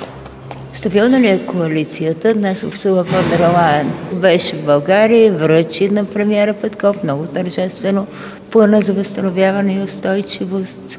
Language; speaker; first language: Bulgarian; native; Bulgarian